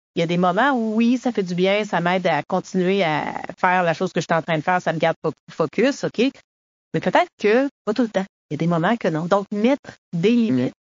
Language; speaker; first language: French; native; French